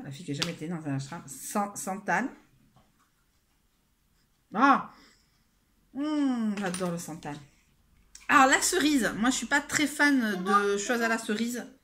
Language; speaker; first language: French; native; French